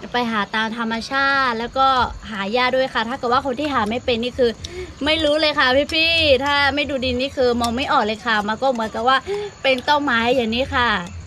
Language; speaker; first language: Thai; non-native, local second language; Lahu